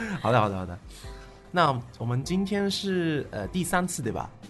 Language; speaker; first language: Chinese; non-native, learner; Japanese